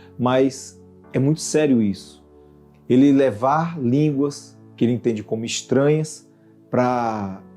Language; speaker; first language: Portuguese; native; Portuguese